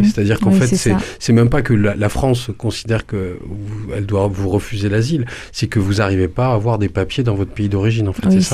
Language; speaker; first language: French; native; French